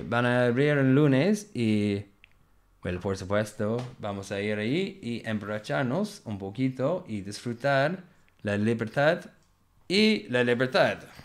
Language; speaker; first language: Spanish; non-native, learner; English